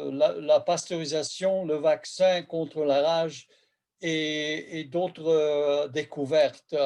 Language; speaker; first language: French; non-native, fluent; Hungarian